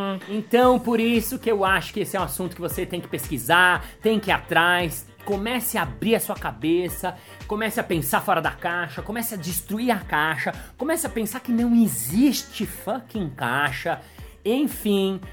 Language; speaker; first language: Portuguese; native; Portuguese